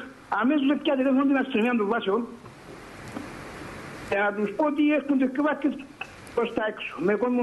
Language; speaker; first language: Greek; native; Greek